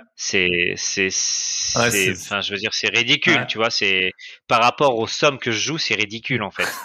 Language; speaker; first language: French; native; French